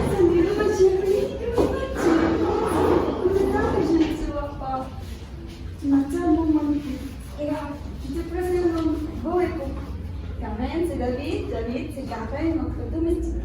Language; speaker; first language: French; non-native, learner; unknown